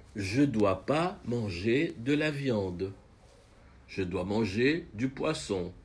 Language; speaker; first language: French; non-native, fluent; Portuguese